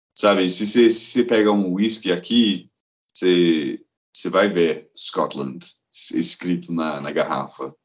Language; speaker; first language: Portuguese; non-native, fluent; English